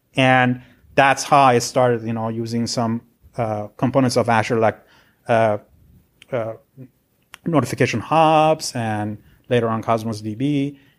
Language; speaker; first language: English; non-native, fluent; Persian